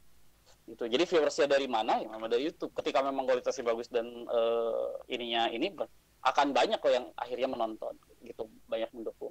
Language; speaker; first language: Indonesian; native; Indonesian